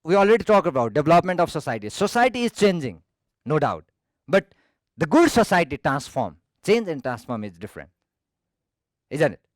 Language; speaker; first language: English; non-native, local second language; Nepali